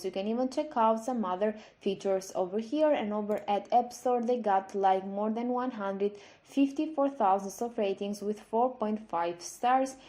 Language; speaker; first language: English; non-native, fluent; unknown